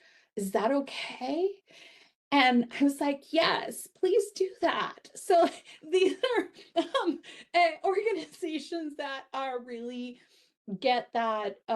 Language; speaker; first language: English; native; English